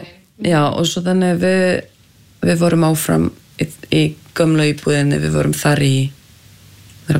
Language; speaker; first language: Icelandic; non-native, fluent; Polish